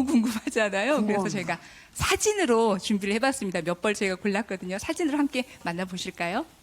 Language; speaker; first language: Korean; native; Korean